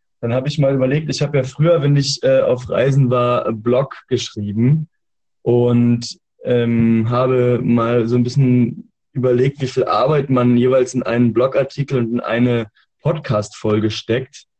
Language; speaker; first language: German; native; German